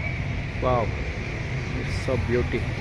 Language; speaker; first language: English; non-native, local second language; Kannada